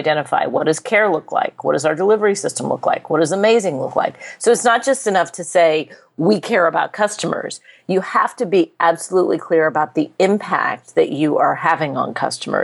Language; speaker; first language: English; native; English